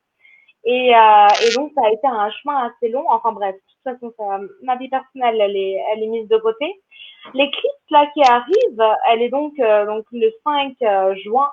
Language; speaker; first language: French; native; French